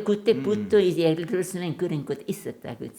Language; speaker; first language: Korean; non-native, learner; German